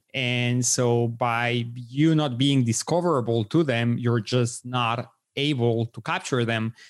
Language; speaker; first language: English; non-native, fluent; Spanish